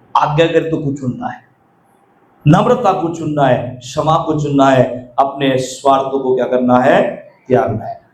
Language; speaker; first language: Hindi; non-native, local second language; Marathi